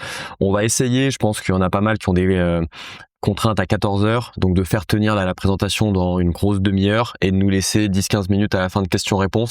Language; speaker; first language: French; native; French